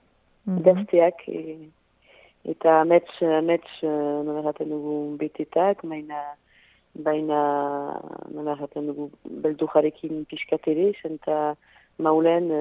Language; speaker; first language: Basque; non-native, local second language; French